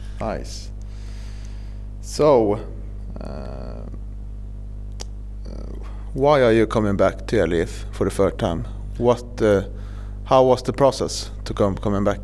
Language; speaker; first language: English; non-native, fluent; Swedish